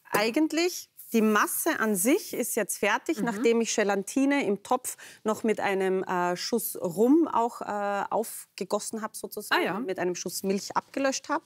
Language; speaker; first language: German; native; German